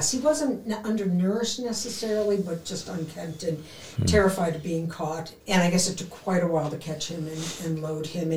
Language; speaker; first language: English; native; English